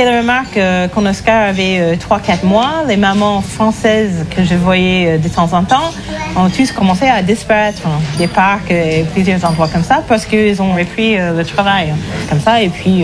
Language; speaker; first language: French; non-native, fluent; English